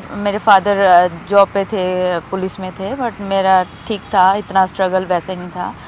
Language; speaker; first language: Hindi; native; Hindi